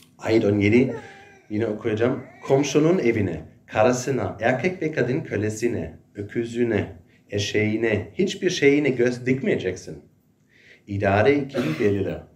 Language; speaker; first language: Turkish; non-native, fluent; German